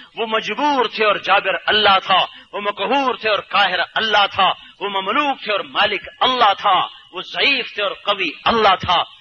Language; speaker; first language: Urdu; native; Urdu